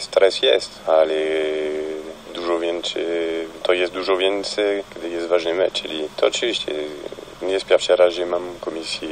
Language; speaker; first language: Polish; non-native, fluent; French